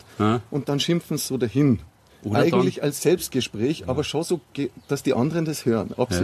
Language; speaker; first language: German; native; German